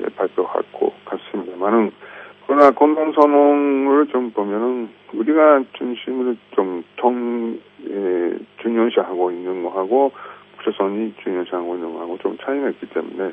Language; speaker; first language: Korean; non-native, fluent; Japanese